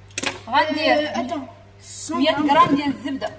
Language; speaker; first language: Arabic; native; Arabic